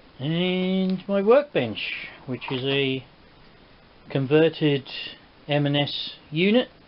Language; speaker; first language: English; native; English